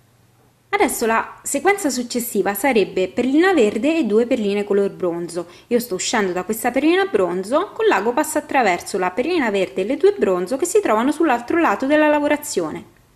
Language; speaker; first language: Italian; native; Italian